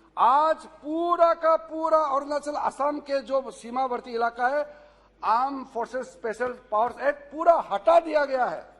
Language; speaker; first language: Hindi; non-native, local second language; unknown